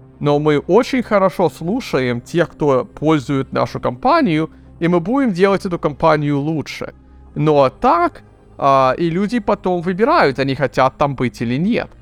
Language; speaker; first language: Russian; early bilingual, heritage; Russian